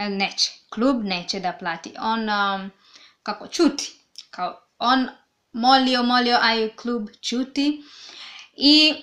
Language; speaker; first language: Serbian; non-native, learner; English